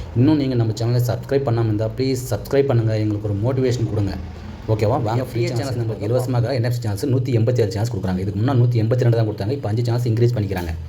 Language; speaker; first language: Tamil; non-native, local second language; Telugu